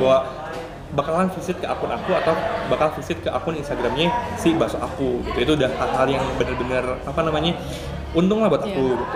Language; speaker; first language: Indonesian; native; Indonesian